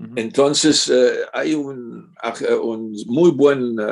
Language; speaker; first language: Spanish; non-native, fluent; German